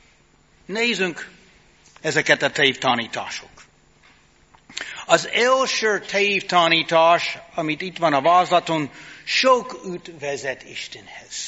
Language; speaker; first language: Hungarian; non-native, fluent; English